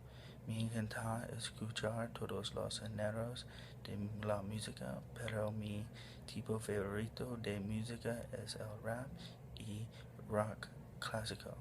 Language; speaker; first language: Spanish; non-native, learner; English